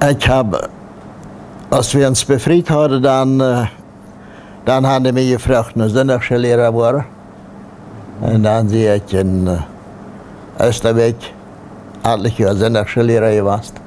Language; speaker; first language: German; non-native, local second language; Plautdietsch